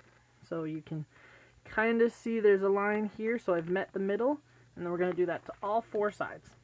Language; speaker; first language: English; native; English